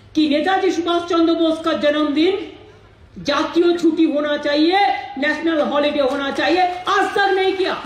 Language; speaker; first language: Hindi; non-native, local second language; Bangla